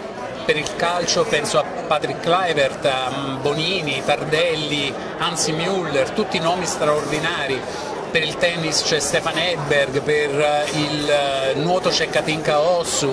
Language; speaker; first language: Italian; native; Italian